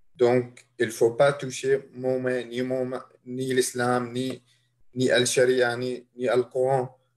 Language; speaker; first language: French; non-native, fluent; Arabic